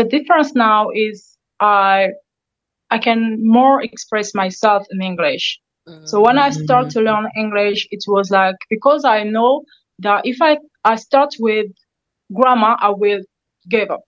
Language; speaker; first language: English; non-native, learner; French